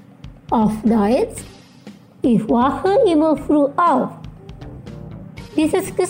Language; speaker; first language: German; non-native, fluent; Indonesian